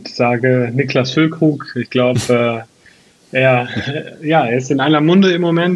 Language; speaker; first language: German; native; German